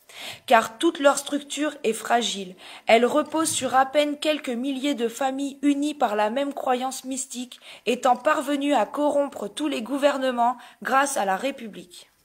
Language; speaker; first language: French; native; French